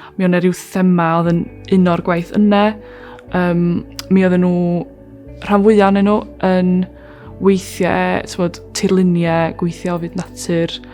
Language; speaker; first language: Welsh; native; Welsh